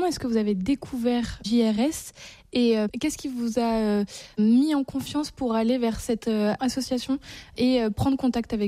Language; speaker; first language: French; native; French